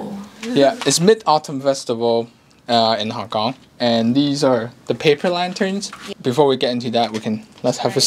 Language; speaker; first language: English; non-native, local second language; Cantonese